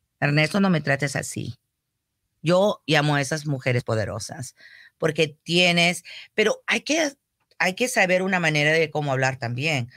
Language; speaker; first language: Spanish; early bilingual, heritage; Spanish